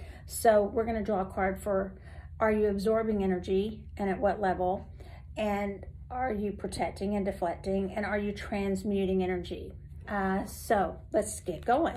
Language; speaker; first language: English; native; English